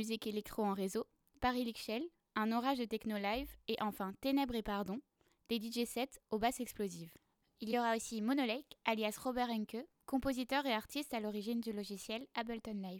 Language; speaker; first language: French; native; French